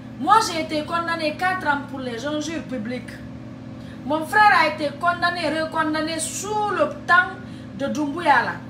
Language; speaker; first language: French; non-native, local second language; Fula